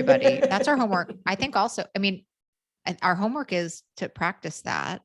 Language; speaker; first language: English; native; English